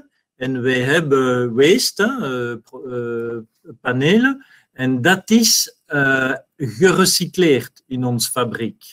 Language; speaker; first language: Dutch; non-native, learner; French